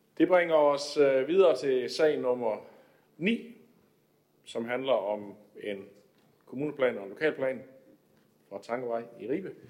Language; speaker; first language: Danish; native; Danish